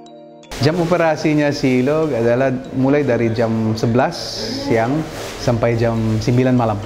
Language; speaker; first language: Indonesian; non-native, fluent; Filipino